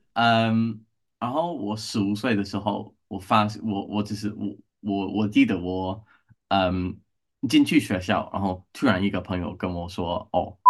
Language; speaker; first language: Chinese; non-native, learner; English